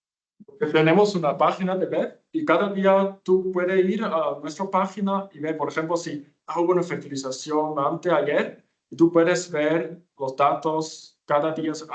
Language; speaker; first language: Spanish; non-native, fluent; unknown